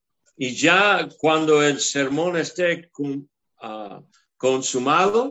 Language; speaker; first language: Spanish; non-native, fluent; English